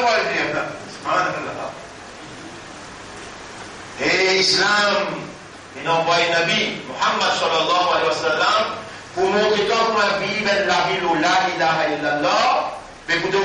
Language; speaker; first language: French; non-native, local second language; Morisyen